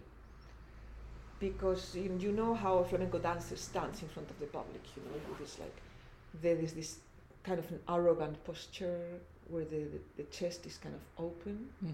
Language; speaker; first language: English; non-native, fluent; Spanish